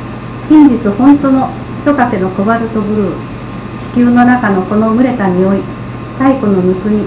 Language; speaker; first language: Japanese; native; Japanese